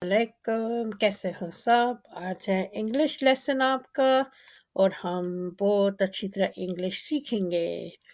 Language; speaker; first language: Urdu; non-native, local second language; Punjabi